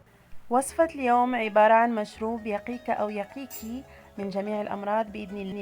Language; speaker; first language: Arabic; native; Arabic